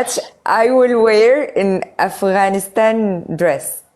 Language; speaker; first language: English; non-native, fluent; Arabic